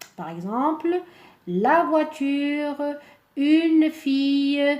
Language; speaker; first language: French; non-native, local second language; Arabic